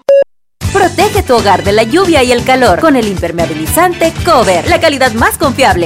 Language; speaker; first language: Spanish; native; Spanish